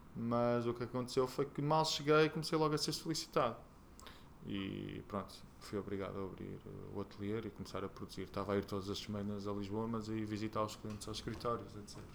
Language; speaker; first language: Portuguese; native; Portuguese